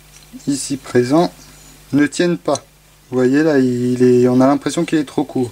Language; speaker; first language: French; native; French